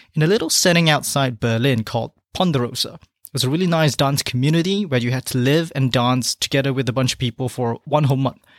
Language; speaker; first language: English; non-native, local second language; Chinese